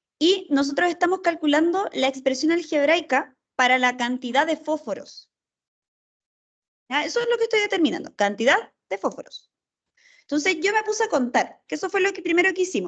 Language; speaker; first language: Spanish; native; Spanish